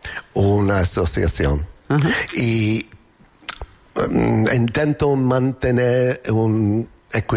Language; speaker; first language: Spanish; non-native, fluent; English